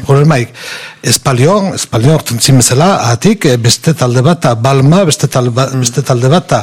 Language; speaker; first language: Basque; native; Basque